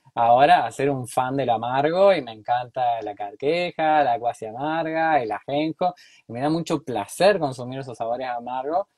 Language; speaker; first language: Spanish; native; Spanish